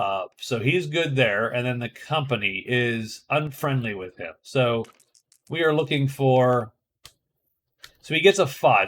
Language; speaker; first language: English; native; English